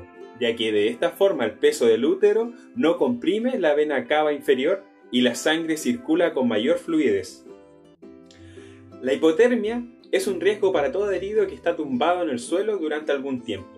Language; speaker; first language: Spanish; native; Spanish